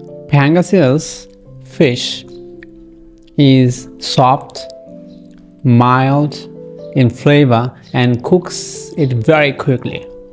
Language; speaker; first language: English; non-native, local second language; Bangla